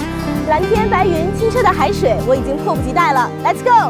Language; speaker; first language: Chinese; native; Chinese